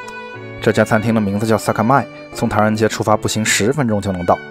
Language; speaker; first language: Chinese; native; Chinese